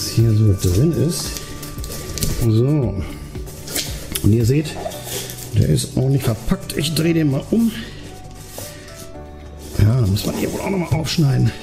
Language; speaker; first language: German; native; German